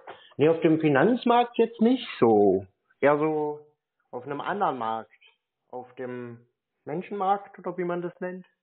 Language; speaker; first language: German; native; German